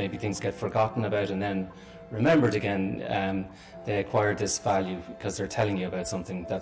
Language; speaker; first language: English; native; English